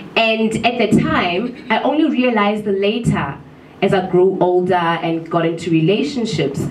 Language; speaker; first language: English; non-native, local second language; Southern Sotho